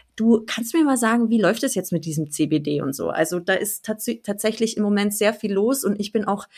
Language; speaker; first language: German; native; German